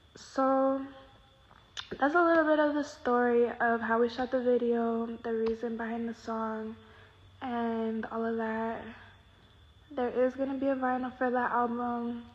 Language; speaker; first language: English; early bilingual, other home language; Spanish